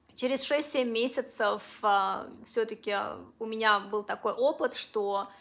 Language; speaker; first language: Russian; non-native, local second language; Uzbek